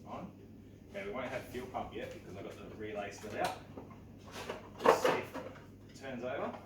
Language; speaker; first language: English; native; English